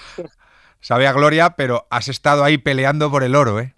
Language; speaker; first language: Spanish; native; Spanish